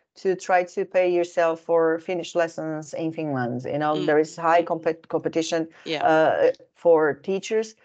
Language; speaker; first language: English; non-native, fluent; Portuguese